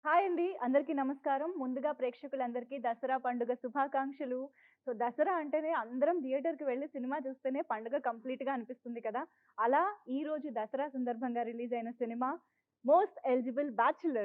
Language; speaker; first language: Telugu; native; Telugu